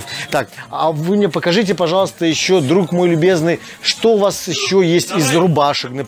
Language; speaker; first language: Russian; native; Russian